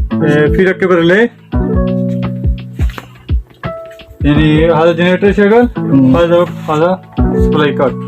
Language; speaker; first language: Arabic; non-native, learner; Hindi